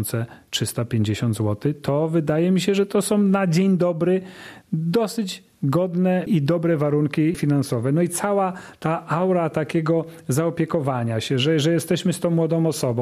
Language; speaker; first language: Polish; native; Polish